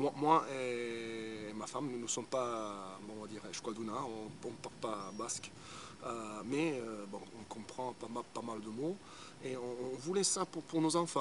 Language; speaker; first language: French; early bilingual, heritage; English